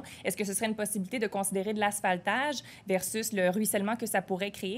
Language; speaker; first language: French; native; French